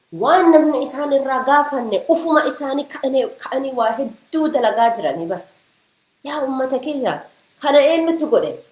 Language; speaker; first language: Oromo; early bilingual, heritage; Oromo